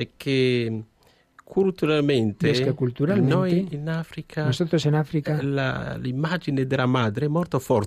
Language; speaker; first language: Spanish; non-native, learner; Italian